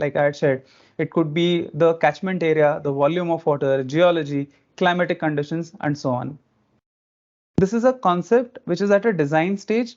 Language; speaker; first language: English; non-native, local second language; Marathi